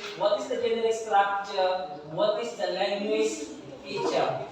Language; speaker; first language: English; non-native, learner; Indonesian